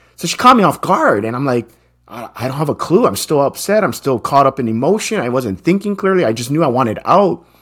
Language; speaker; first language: English; native; English